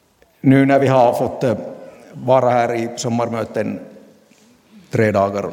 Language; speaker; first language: Swedish; non-native, local second language; Finnish